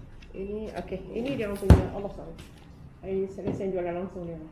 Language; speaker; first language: Malay; native; Malay